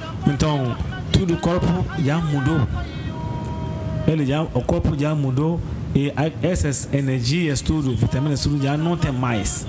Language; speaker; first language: Portuguese; non-native, learner; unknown